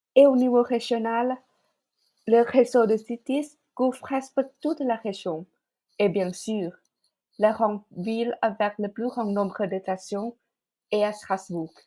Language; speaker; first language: French; non-native, fluent; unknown